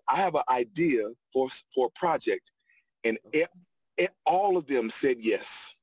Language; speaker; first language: English; native; English